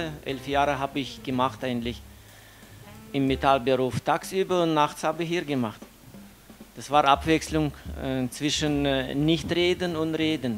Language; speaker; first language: German; non-native, fluent; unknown